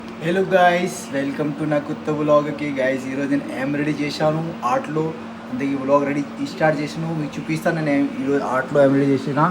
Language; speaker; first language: Telugu; non-native, local second language; Hindi